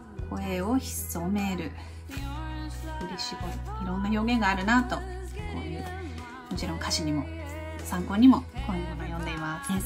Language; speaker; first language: Japanese; native; Japanese